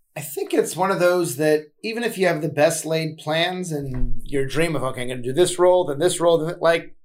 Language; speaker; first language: English; native; English